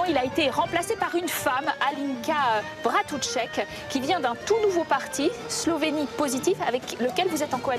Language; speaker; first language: French; native; French